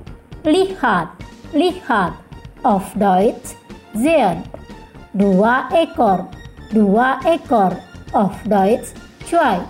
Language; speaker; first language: German; non-native, fluent; Indonesian